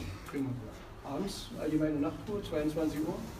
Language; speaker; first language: German; native; German